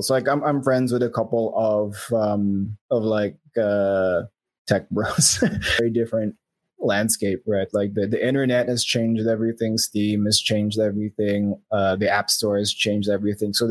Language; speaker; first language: English; non-native, local second language; Filipino